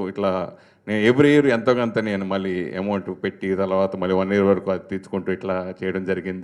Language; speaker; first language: Telugu; native; Telugu